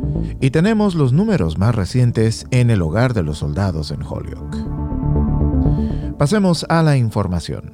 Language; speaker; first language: Spanish; native; Spanish